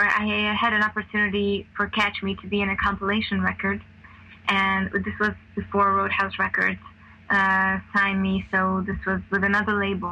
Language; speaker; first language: English; non-native, fluent; Hungarian